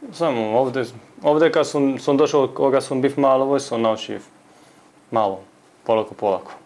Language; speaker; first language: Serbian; non-native, local second language; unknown